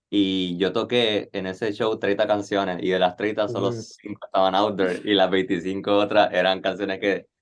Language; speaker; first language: Spanish; native; Spanish